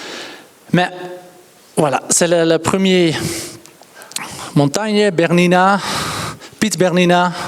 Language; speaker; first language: French; non-native, learner; Dutch